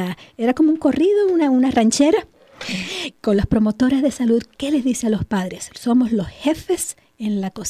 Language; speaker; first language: Spanish; native; Spanish